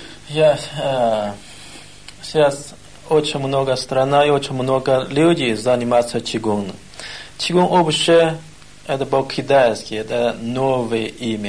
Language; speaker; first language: Russian; non-native, learner; Chinese